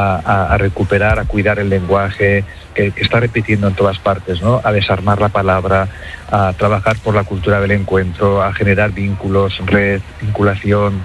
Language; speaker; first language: Spanish; native; Spanish